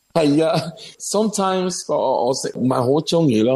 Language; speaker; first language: Cantonese; non-native, learner; Spanish